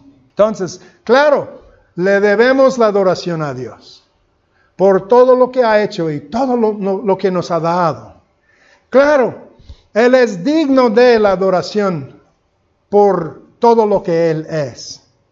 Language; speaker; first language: Spanish; non-native, fluent; English